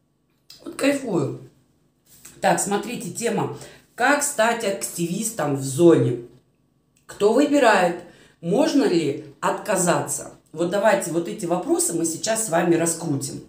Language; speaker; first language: Russian; native; Russian